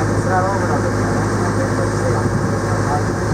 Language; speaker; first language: Japanese; native; Japanese